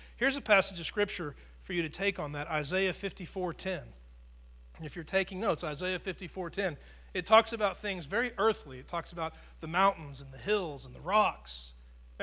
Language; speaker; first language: English; native; English